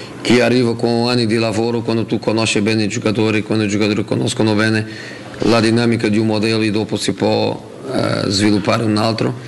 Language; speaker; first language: Italian; non-native, fluent; Portuguese